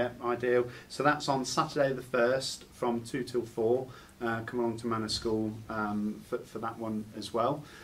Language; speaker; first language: English; native; English